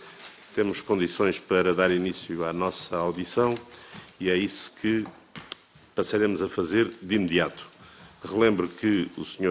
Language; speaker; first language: Portuguese; native; Portuguese